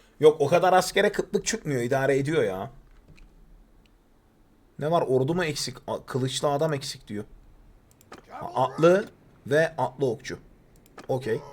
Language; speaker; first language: Turkish; native; Turkish